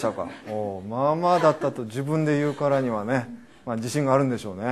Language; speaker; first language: Japanese; native; Japanese